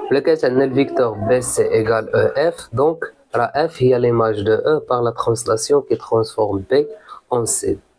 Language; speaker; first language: French; non-native, local second language; Arabic